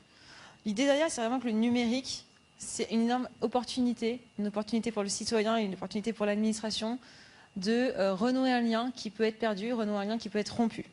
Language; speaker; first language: French; native; French